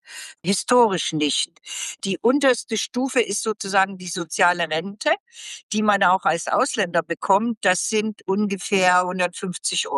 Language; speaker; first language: German; native; German